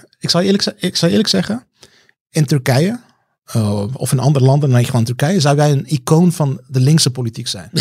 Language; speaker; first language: Dutch; early bilingual, other home language; Turkish